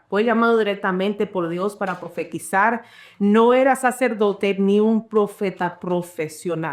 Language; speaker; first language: Spanish; early bilingual, heritage; Spanish